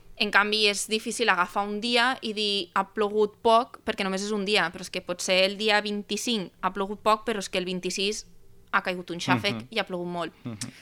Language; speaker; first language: Catalan; native; Catalan